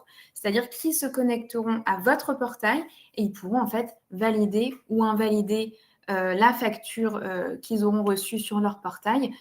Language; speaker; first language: French; native; French